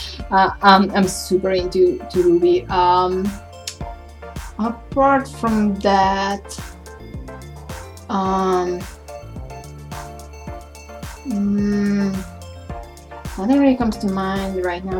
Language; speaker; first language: English; non-native, fluent; Hungarian